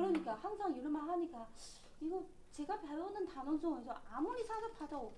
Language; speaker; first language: Korean; non-native, learner; Chinese